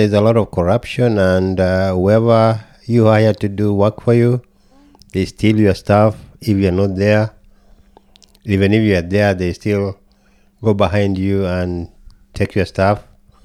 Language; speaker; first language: English; non-native, local second language; Gusii